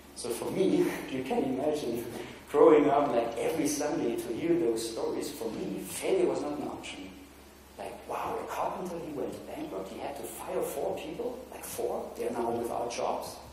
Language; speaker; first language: English; non-native, fluent; German